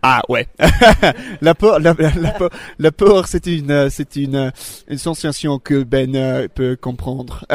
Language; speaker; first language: French; non-native, learner; English